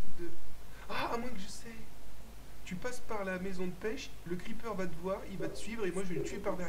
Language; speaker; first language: French; native; French